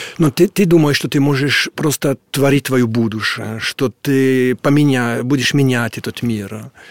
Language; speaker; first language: Russian; non-native, fluent; French